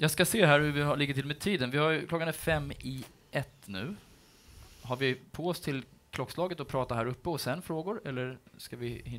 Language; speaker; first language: Swedish; native; Swedish